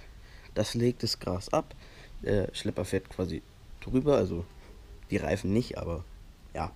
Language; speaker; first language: German; native; German